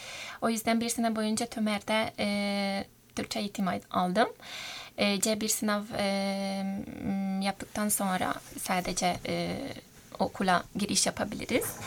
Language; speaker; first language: Turkish; non-native, fluent; Hungarian